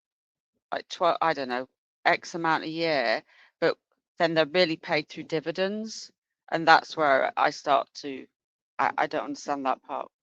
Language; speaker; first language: English; native; English